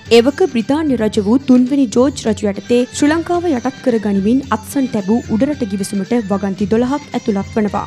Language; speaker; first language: Sinhala; native; Sinhala